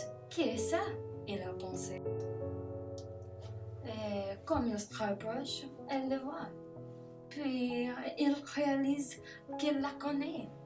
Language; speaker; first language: French; non-native, learner; English